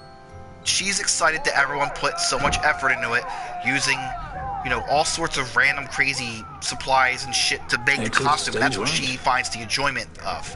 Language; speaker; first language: English; native; English